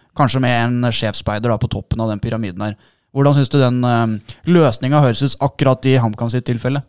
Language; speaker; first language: Norwegian; native; Norwegian